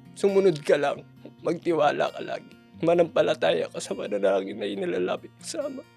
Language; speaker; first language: Filipino; native; Filipino